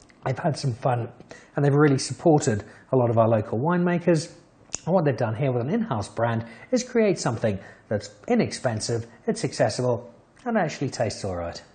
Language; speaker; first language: English; native; English